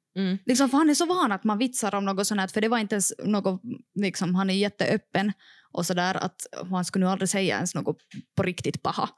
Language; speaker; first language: Swedish; native; Swedish